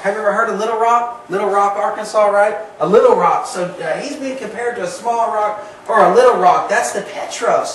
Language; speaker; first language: English; native; English